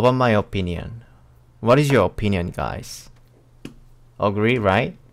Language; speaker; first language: English; non-native, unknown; Korean